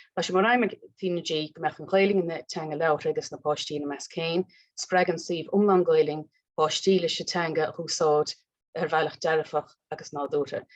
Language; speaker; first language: Irish; native; Irish